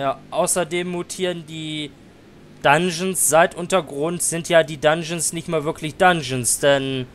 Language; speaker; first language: German; native; German